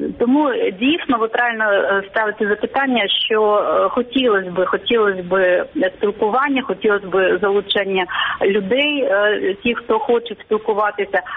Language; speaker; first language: Ukrainian; non-native, local second language; Russian